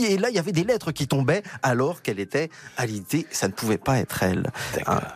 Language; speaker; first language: French; native; French